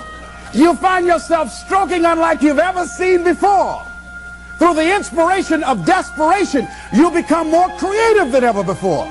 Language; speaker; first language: English; native; English